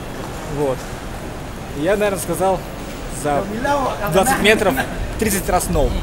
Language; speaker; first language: Russian; native; Russian